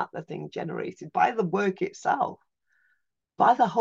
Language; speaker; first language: English; native; English